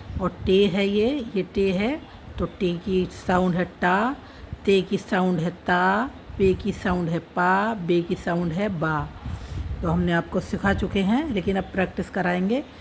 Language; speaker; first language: Hindi; native; Hindi